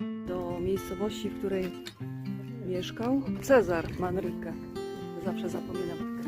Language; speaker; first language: Polish; native; Polish